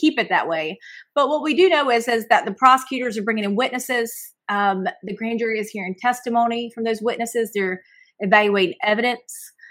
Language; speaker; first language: English; native; English